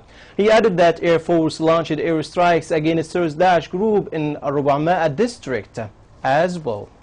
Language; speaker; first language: English; non-native, local second language; Arabic